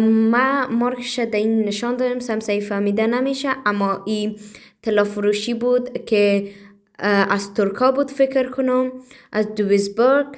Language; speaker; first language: Persian; early bilingual, heritage; Persian